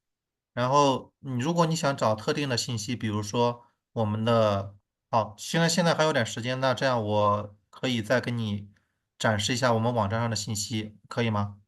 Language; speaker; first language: Chinese; native; Chinese